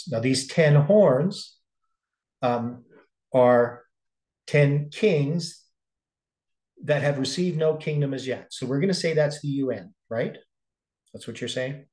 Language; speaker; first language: English; native; English